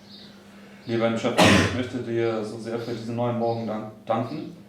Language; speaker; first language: German; native; German